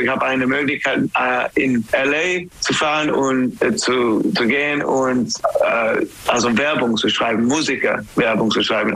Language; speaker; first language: German; non-native, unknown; English